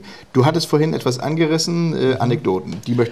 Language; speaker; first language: German; native; German